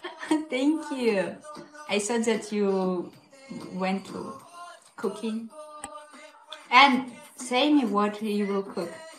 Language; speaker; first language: English; non-native, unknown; Russian